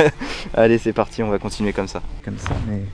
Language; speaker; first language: French; native; French